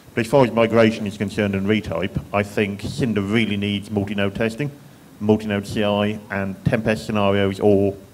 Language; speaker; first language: English; native; English